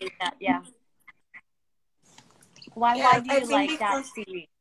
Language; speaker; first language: English; non-native, fluent; Thai